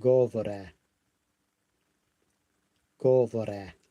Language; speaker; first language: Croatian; non-native, learner; English